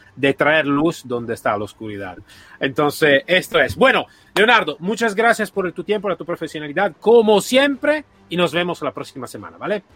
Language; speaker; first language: Spanish; non-native, fluent; Italian